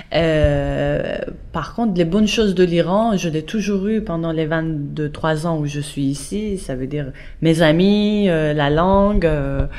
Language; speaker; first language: French; non-native, fluent; Persian